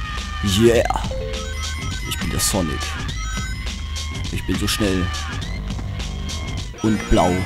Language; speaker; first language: German; native; German